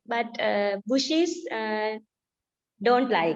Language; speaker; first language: English; non-native, learner; Sinhala